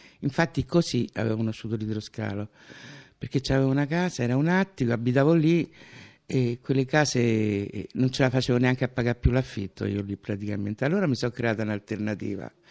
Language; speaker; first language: Italian; native; Italian